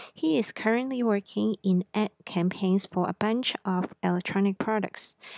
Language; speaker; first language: English; non-native, local second language; Cantonese